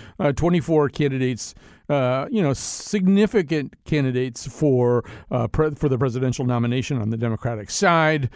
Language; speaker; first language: English; native; English